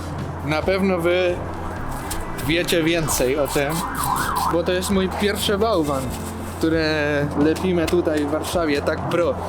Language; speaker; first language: Polish; non-native, learner; Spanish